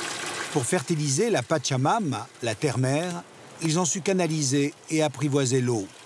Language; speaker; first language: French; native; French